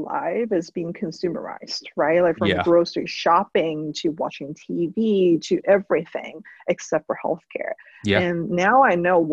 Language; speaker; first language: English; non-native, local second language; Cantonese